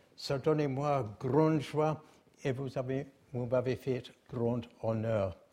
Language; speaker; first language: French; non-native, learner; English